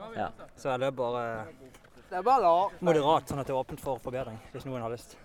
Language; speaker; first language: Norwegian; native; Norwegian